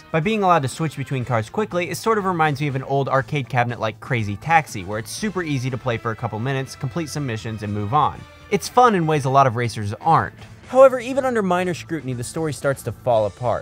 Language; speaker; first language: English; native; English